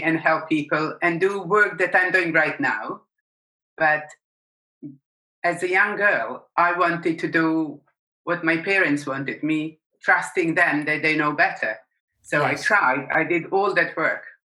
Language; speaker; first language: English; non-native, fluent; Serbian